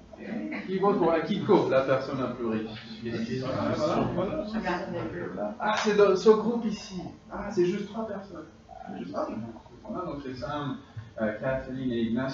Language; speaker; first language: French; non-native, fluent; English